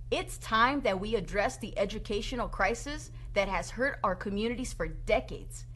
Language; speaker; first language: English; native; English